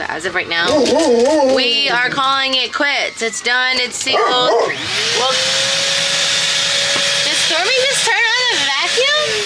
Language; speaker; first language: English; native; English